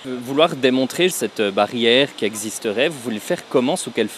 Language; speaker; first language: French; native; French